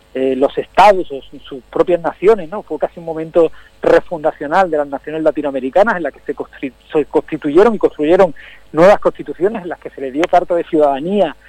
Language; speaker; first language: Spanish; native; Spanish